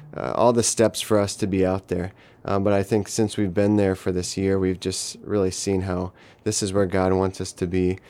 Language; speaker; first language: English; native; English